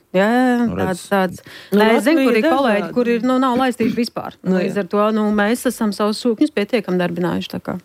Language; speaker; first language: Latvian; native; Latvian